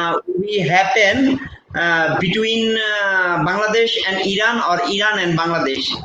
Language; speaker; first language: English; non-native, local second language; Bangla